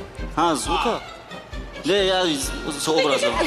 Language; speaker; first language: Russian; non-native, local second language; Tajik